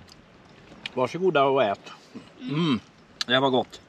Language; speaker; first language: Swedish; native; Swedish